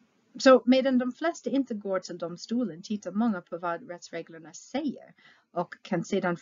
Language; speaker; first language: Swedish; non-native, fluent; English